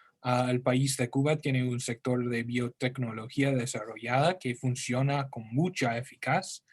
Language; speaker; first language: Spanish; non-native, learner; English